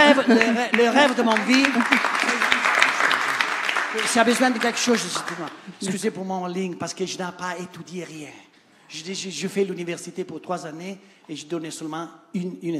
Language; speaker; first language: French; non-native, learner; Italian